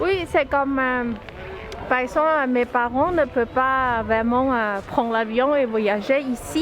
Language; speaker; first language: French; non-native, learner; Thai